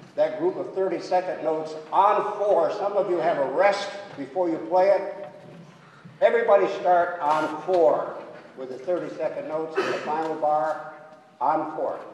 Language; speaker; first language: English; native; English